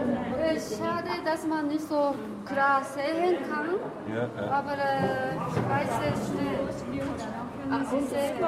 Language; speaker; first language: German; non-native, learner; Japanese